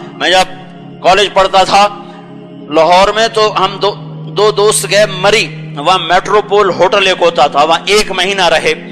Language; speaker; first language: Urdu; non-native, local second language; Punjabi